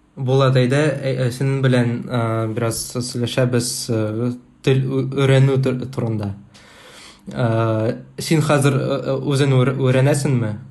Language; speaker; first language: Tatar; non-native, learner; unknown